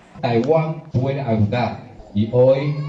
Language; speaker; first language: Spanish; non-native, fluent; Chinese